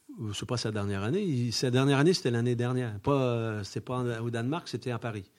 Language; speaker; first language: French; native; French